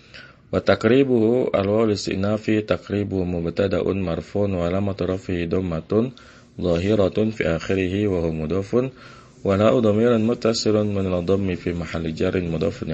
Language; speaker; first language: Arabic; non-native, fluent; Indonesian